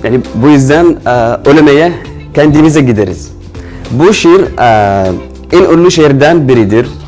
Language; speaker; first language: Turkish; non-native, learner; Arabic